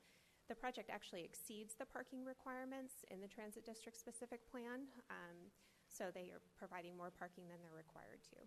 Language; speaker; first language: English; native; English